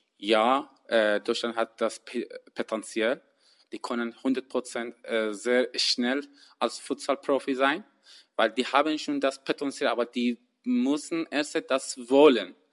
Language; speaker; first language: German; non-native, learner; Persian